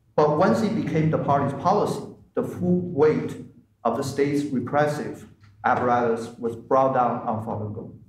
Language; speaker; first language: English; non-native, fluent; Chinese